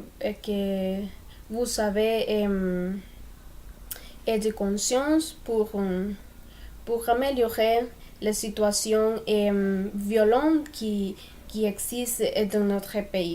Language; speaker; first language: French; non-native, learner; Spanish